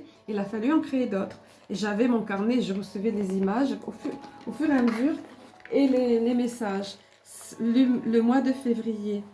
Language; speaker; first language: French; native; French